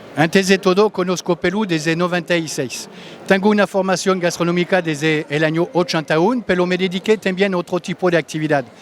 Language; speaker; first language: Spanish; non-native, fluent; French